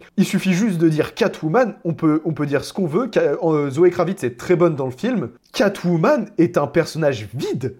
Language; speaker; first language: French; native; French